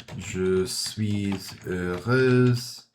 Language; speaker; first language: French; non-native, learner; English